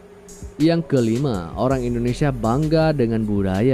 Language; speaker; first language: Indonesian; native; Indonesian